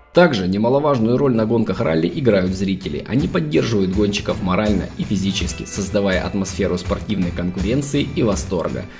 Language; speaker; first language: Russian; native; Russian